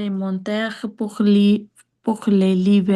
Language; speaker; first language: French; non-native, learner; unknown